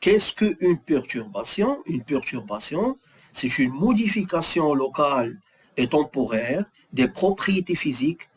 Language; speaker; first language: French; non-native, local second language; Arabic